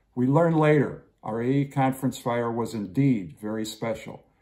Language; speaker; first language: English; native; English